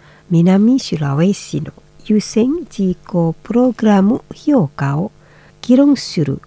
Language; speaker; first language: Japanese; non-native, fluent; Indonesian